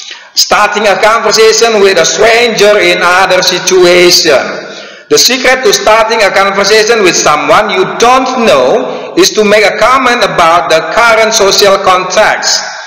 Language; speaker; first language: English; non-native, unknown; Indonesian